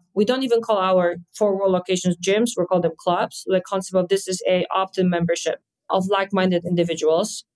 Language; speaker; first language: English; non-native, fluent; Polish